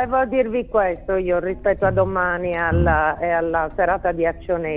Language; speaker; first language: Italian; native; Italian